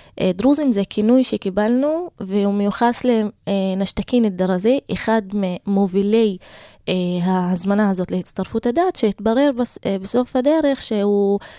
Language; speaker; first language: Hebrew; non-native, local second language; Arabic